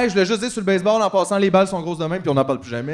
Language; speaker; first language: French; native; French